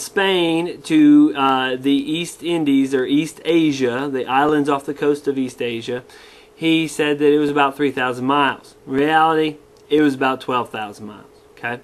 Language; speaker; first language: English; native; English